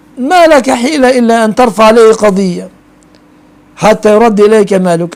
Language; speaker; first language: Arabic; native; Arabic